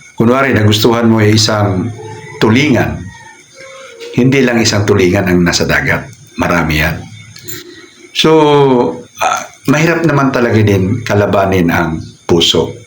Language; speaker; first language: Filipino; native; Filipino